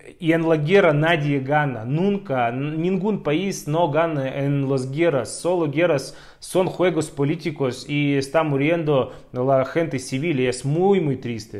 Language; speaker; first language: Spanish; non-native, fluent; Russian